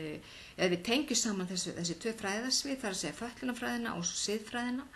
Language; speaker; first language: Icelandic; native; Icelandic